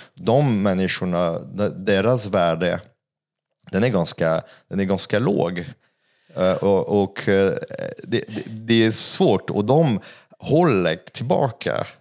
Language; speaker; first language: Swedish; non-native, fluent; French